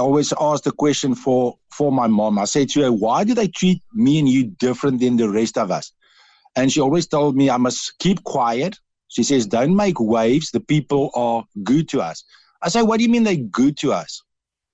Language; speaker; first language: English; non-native, local second language; Dutch